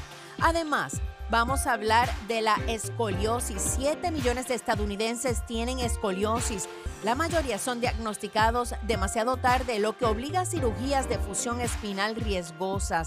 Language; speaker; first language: Spanish; native; Spanish